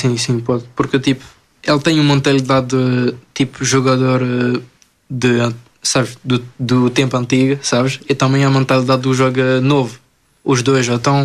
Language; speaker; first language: Portuguese; early bilingual, other home language; French